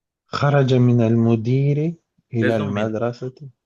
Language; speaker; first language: Arabic; non-native, learner; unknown